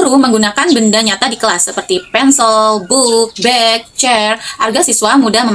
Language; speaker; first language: Indonesian; native; Indonesian